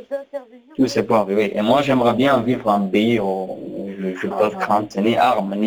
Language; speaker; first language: French; non-native, learner; Somali